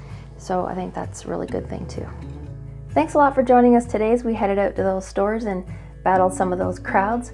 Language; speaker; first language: English; native; English